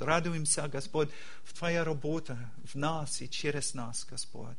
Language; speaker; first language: Russian; non-native, learner; English